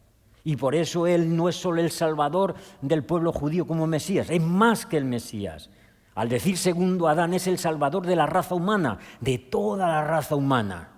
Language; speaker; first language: Spanish; native; Spanish